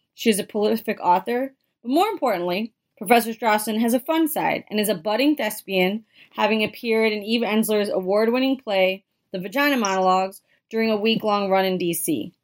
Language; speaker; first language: English; native; English